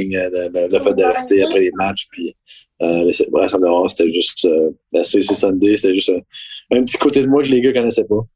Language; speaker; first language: French; native; French